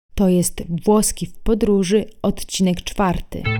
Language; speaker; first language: Polish; non-native, fluent; Italian